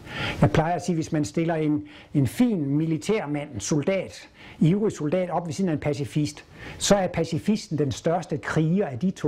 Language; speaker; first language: Danish; native; Danish